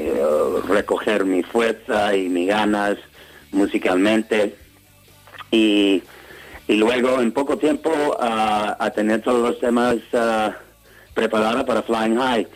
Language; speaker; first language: Spanish; non-native, learner; English